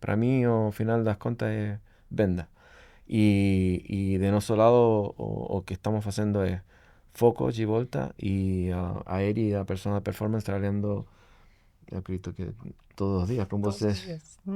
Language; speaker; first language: Portuguese; non-native, fluent; Spanish